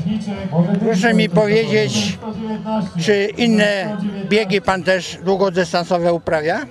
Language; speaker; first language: Polish; native; Polish